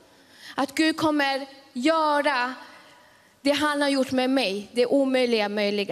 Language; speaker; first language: Swedish; early bilingual, other home language; Spanish